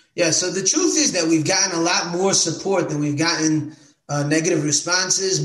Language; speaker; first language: English; native; English